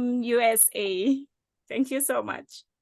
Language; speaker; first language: English; non-native, learner; Indonesian